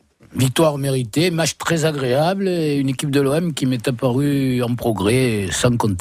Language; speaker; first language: French; native; French